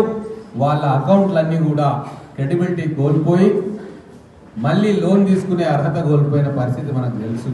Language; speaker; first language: Telugu; native; Telugu